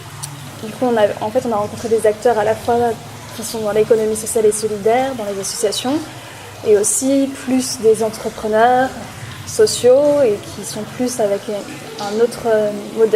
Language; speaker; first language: French; native; French